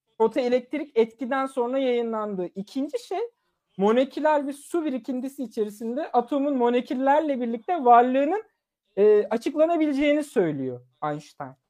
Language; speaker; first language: Turkish; early bilingual, other home language; German